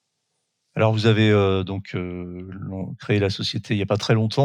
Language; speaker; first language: French; native; French